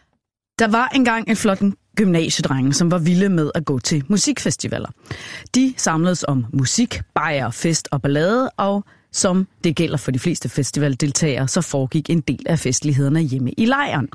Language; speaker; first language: Danish; native; Danish